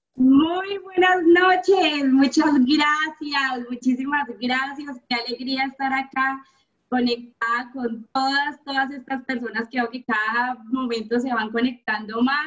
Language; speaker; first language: Spanish; native; Spanish